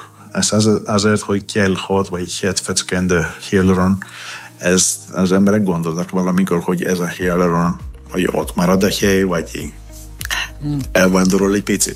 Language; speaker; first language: Hungarian; non-native, fluent; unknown